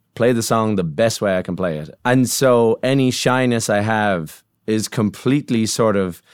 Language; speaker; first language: English; native; English